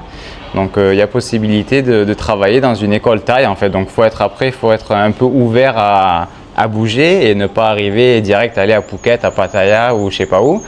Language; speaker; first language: French; native; French